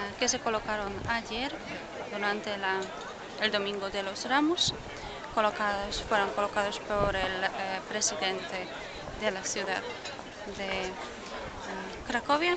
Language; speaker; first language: Spanish; non-native, fluent; Polish